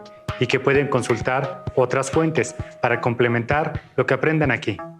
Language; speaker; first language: Spanish; native; Spanish